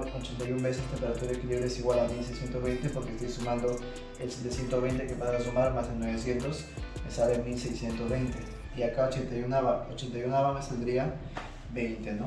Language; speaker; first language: Spanish; native; Spanish